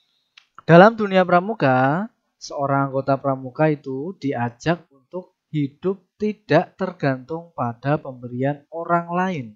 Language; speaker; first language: Indonesian; native; Indonesian